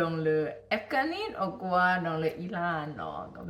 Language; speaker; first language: French; non-native, learner; Thai